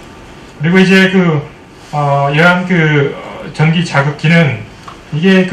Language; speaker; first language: Korean; native; Korean